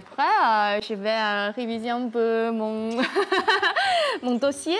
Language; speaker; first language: French; non-native, learner; Chinese